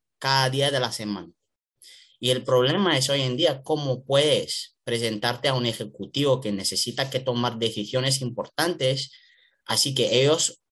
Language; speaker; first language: Spanish; non-native, learner; Italian